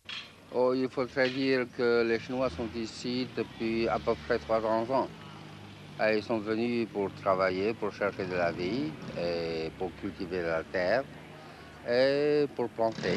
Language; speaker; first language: French; non-native, fluent; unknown